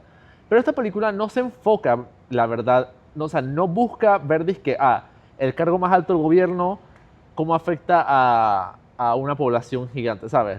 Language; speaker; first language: Spanish; native; Spanish